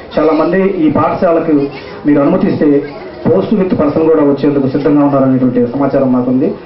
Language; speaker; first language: Telugu; native; Telugu